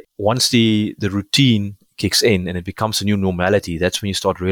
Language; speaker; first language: English; non-native, local second language; Afrikaans